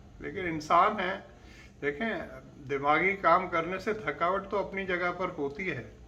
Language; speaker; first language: Urdu; non-native, local second language; Sindhi